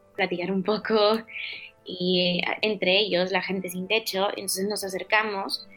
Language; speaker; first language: Spanish; native; Spanish